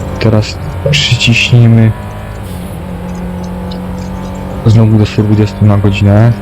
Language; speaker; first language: Polish; native; Polish